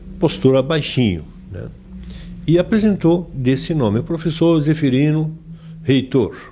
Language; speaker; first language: Portuguese; non-native, fluent; Arabic